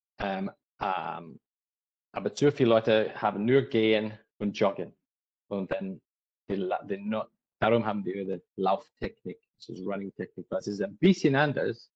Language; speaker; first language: German; non-native, learner; English